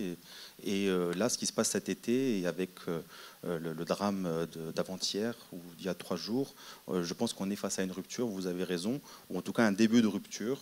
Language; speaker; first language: French; non-native, local second language; Arabic